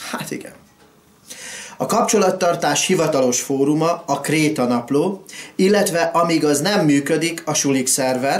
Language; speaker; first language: Hungarian; native; Hungarian